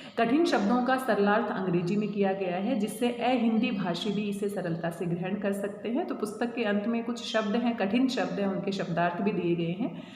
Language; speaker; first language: Hindi; native; Hindi